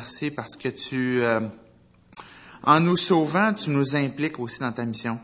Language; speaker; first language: French; native; French